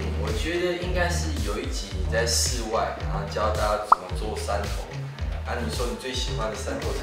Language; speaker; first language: Chinese; native; Chinese